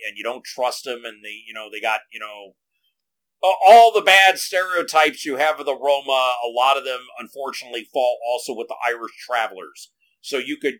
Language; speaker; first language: English; native; English